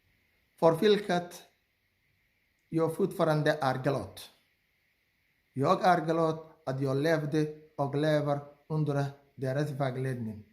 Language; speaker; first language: Swedish; non-native, learner; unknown